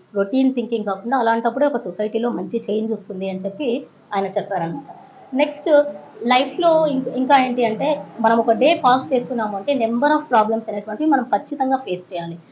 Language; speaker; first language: Telugu; native; Telugu